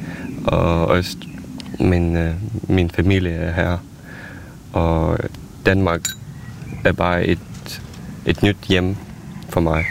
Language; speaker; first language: Danish; non-native, fluent; Ukrainian